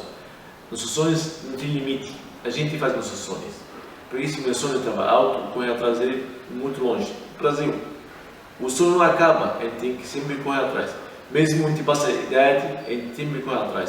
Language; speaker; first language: Portuguese; non-native, learner; Arabic